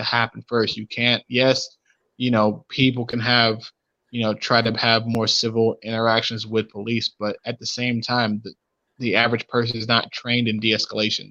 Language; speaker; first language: English; native; English